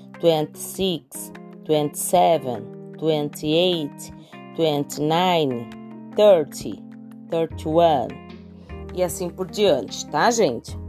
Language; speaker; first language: Portuguese; native; Portuguese